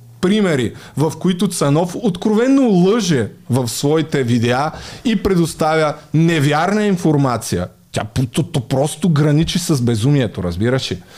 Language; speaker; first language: Bulgarian; native; Bulgarian